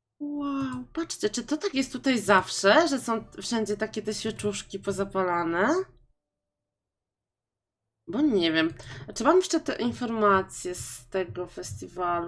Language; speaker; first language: Polish; native; Polish